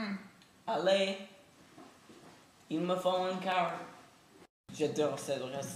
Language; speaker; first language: French; non-native, learner; English